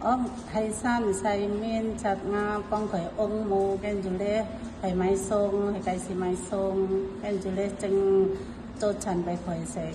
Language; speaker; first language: Cantonese; non-native, fluent; Indonesian